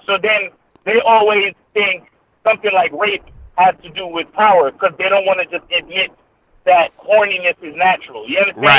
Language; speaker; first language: English; native; English